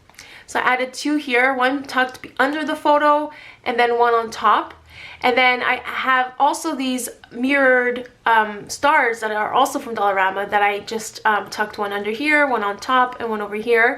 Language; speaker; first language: English; native; English